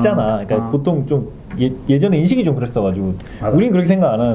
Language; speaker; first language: Korean; native; Korean